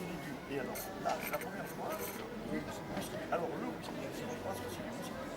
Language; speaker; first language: French; native; French